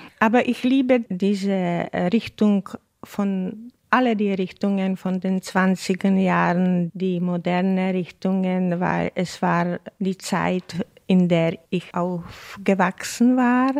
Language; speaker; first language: German; non-native, fluent; Czech